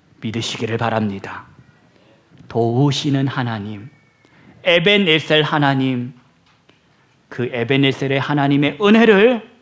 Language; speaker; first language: Korean; native; Korean